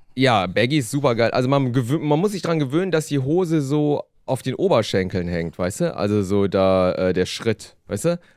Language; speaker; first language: German; early bilingual, other home language; Korean